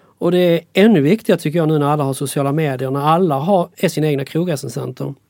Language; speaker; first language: Swedish; native; Swedish